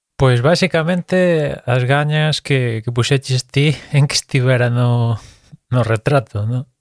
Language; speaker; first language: Galician; non-native, local second language; Spanish